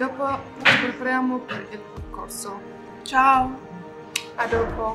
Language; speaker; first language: Italian; non-native, learner; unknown